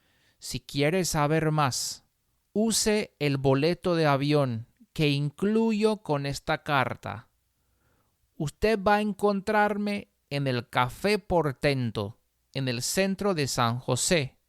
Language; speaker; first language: Spanish; non-native, fluent; English